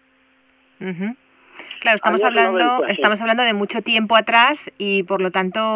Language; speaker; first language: Spanish; native; Spanish